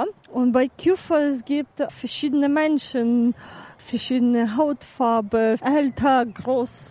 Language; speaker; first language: German; non-native, fluent; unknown